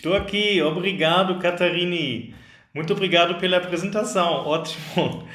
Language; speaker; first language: Portuguese; non-native, fluent; German